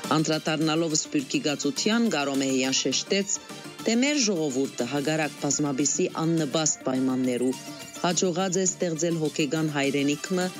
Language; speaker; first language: Armenian; early bilingual, heritage; Armenian